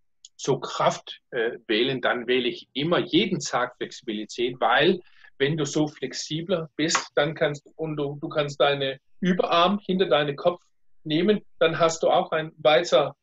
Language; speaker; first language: German; non-native, learner; Danish